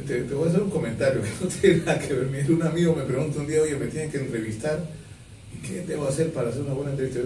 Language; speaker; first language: Spanish; native; Spanish